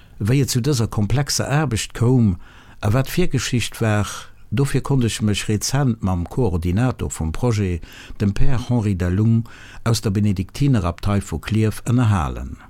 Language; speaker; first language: Luxembourgish; native; Luxembourgish